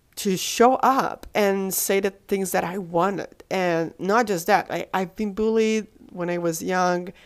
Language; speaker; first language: English; non-native, fluent; Portuguese